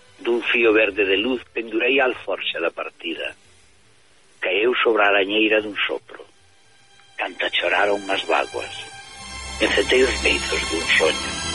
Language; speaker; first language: Galician; native; Galician